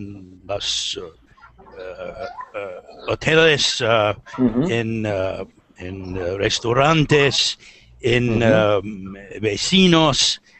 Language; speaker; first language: Spanish; non-native, learner; English